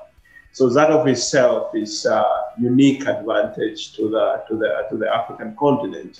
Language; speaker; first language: English; non-native, local second language; Swahili